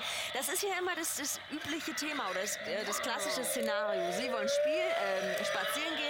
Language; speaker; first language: German; native; German